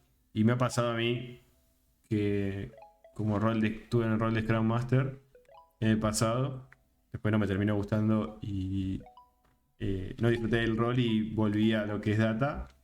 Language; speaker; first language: Spanish; native; Spanish